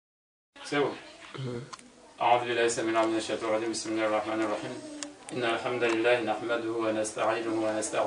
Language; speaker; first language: Arabic; non-native, local second language; Comorian